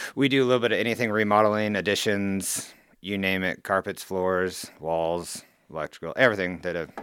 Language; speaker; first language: English; native; English